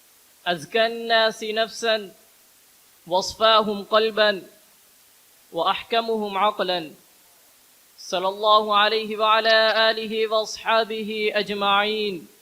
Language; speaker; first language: Arabic; non-native, learner; Urdu